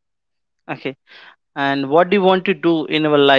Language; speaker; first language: English; non-native, local second language; Hindi